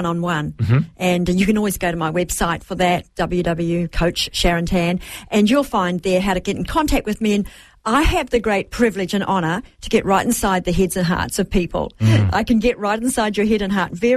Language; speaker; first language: English; native; English